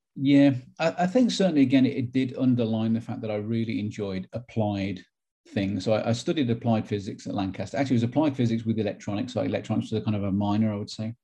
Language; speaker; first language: English; native; English